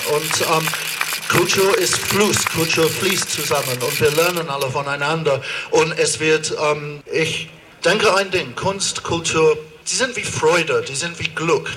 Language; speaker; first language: German; non-native, fluent; English